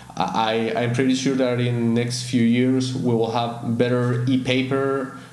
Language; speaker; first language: English; non-native, fluent; Spanish